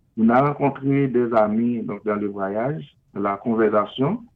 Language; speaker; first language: French; non-native, local second language; Haitian Creole